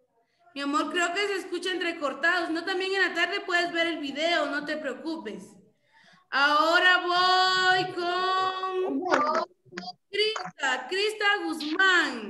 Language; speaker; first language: Spanish; native; Spanish